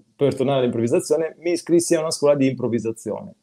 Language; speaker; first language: Italian; native; Italian